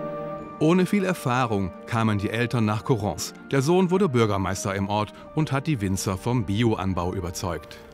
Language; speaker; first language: German; native; German